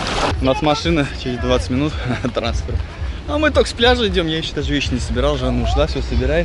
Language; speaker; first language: Russian; native; Russian